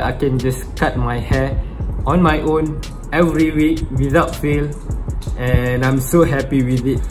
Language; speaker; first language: English; non-native, local second language; Malay